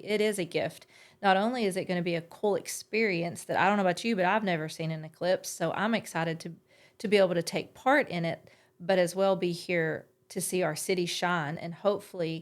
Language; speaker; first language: English; native; English